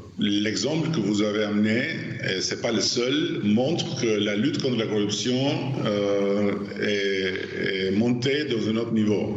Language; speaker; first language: French; non-native, fluent; Albanian